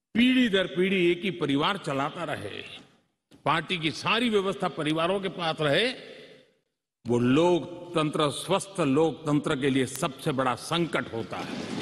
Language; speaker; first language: Hindi; non-native, local second language; Gujarati